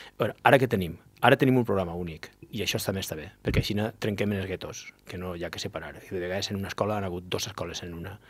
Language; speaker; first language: Catalan; native; Catalan